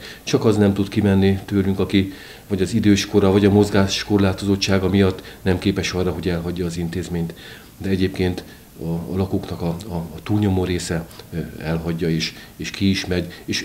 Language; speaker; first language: Hungarian; native; Hungarian